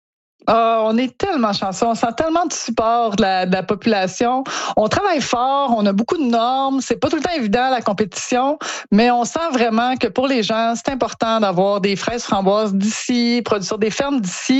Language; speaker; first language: French; native; French